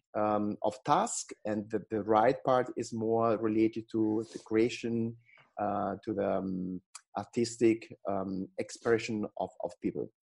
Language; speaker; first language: English; non-native, fluent; Italian